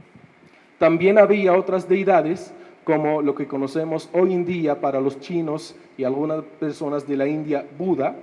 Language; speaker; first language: Spanish; non-native, fluent; Arabic